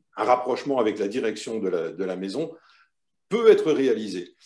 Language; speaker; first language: French; native; French